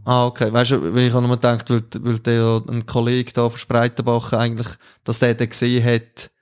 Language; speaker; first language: German; native; German